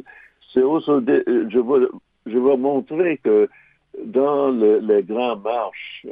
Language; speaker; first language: French; non-native, local second language; English